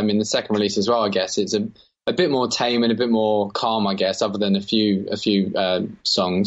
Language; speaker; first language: English; native; English